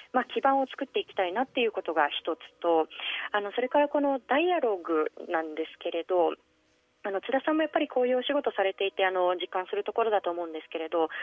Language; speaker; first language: Japanese; native; Japanese